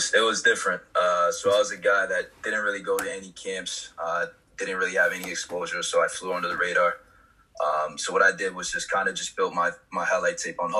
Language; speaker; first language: English; native; English